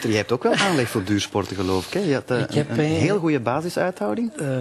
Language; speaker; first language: Dutch; native; Dutch